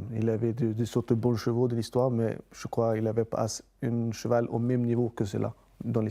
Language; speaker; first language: French; non-native, fluent; Swedish